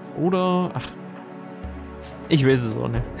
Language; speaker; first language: German; native; German